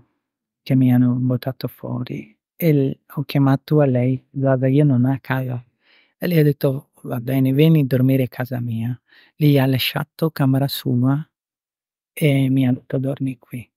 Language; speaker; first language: Italian; non-native, learner; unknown